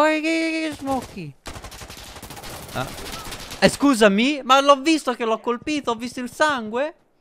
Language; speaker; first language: Italian; native; Italian